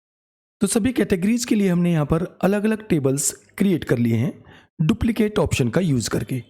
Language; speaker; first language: Hindi; native; Hindi